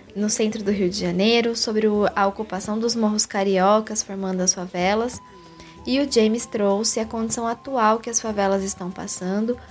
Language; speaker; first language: Portuguese; native; Portuguese